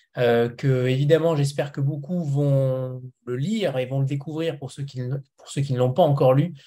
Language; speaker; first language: French; native; French